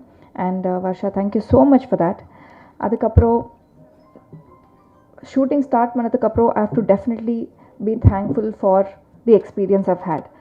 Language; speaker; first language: Tamil; non-native, learner; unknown